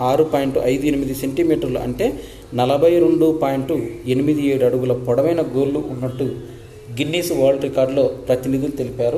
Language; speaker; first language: Telugu; native; Telugu